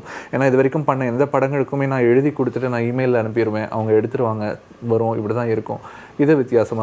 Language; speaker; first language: Tamil; native; Tamil